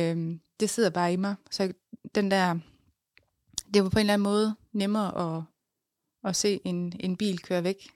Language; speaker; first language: Danish; native; Danish